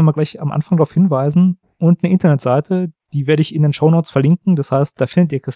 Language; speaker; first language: German; native; German